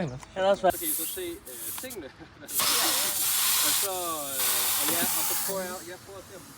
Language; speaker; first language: Danish; early bilingual, other home language; Tamil